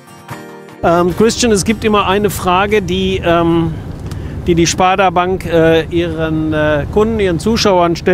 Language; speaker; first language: German; native; German